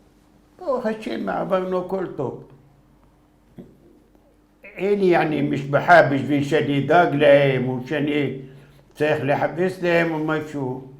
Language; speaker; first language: Hebrew; non-native, fluent; Arabic